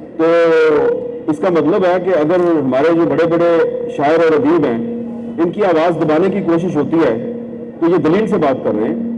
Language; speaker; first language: Urdu; non-native, local second language; Punjabi